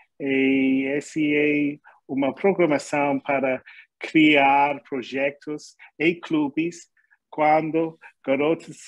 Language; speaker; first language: Portuguese; non-native, learner; English